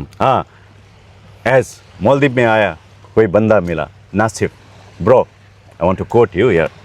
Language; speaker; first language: Hindi; non-native, local second language; Nepali